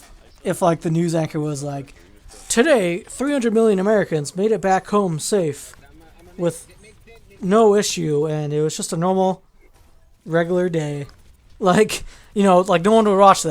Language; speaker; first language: English; native; English